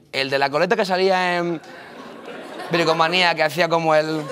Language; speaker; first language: Spanish; native; Spanish